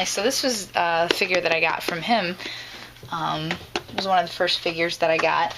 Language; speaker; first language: English; native; English